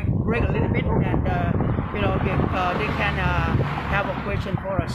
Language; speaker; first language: English; non-native, learner; Thai